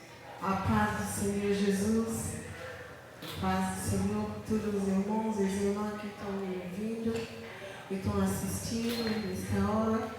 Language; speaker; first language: Portuguese; non-native, learner; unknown